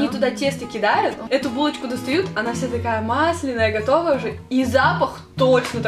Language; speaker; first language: Russian; native; Russian